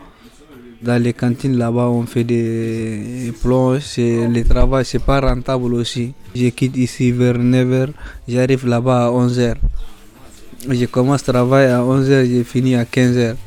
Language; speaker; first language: French; non-native, fluent; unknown